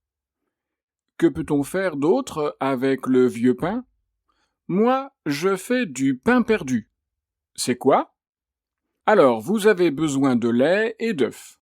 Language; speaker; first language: French; native; French